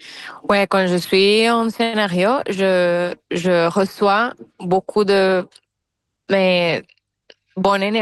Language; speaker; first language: French; non-native, fluent; Spanish